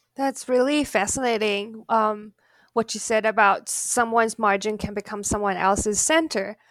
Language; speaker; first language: English; non-native, fluent; Chinese